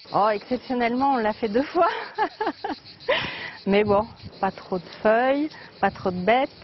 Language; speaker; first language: French; native; French